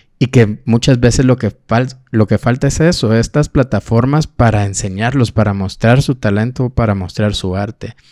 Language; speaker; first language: Spanish; native; Spanish